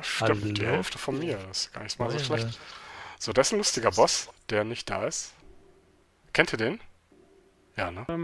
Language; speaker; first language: German; native; German